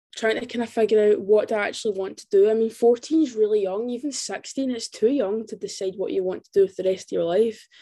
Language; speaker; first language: English; native; English